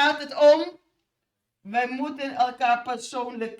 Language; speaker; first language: Dutch; non-native, fluent; Indonesian